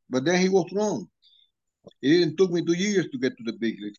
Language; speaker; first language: English; non-native, fluent; Spanish